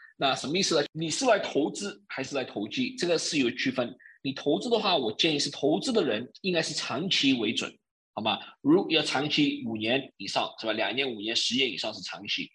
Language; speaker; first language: Chinese; early bilingual, heritage; Chinese